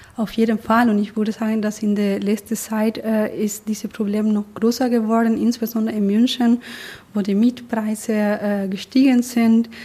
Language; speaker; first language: German; non-native, fluent; Spanish